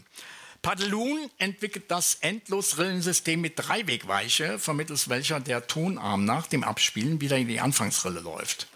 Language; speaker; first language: German; native; German